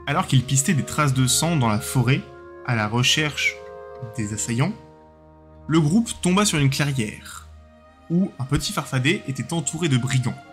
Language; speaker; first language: French; native; French